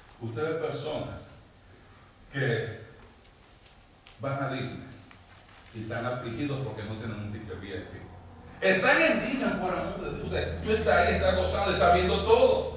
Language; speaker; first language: Spanish; native; Spanish